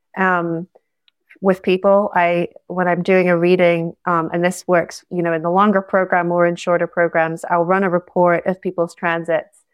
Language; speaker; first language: English; native; English